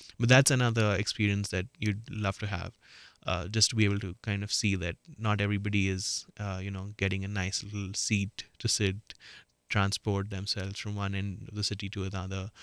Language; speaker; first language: English; non-native, local second language; Marathi